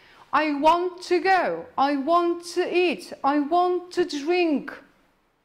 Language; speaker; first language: English; non-native, fluent; Polish